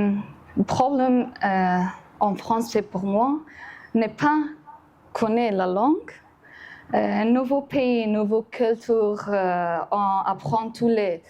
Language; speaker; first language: French; non-native, learner; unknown